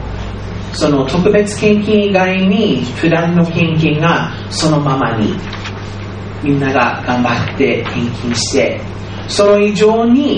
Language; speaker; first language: Japanese; non-native, fluent; English